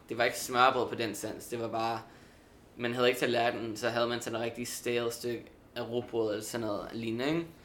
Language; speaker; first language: Danish; early bilingual, heritage; Danish